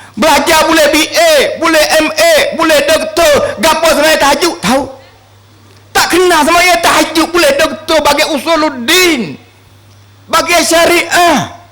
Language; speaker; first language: Malay; native; Malay